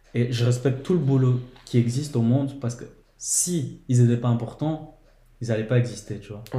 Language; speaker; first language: French; early bilingual, other home language; Portuguese